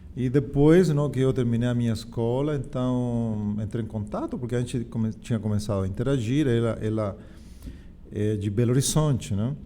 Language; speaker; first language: Portuguese; non-native, fluent; Spanish